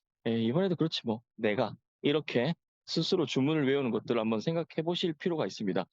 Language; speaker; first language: Korean; native; Korean